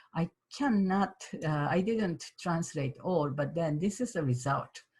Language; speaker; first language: English; non-native, fluent; Japanese